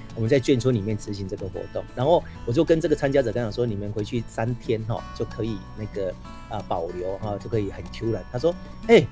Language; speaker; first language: Chinese; non-native, local second language; Min Nan Chinese